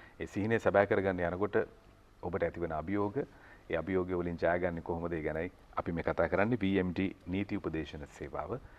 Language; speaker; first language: Sinhala; native; Sinhala